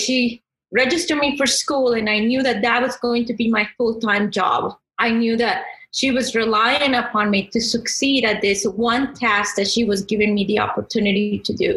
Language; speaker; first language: English; non-native, fluent; Spanish